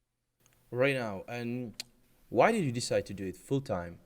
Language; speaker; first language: English; non-native, fluent; Czech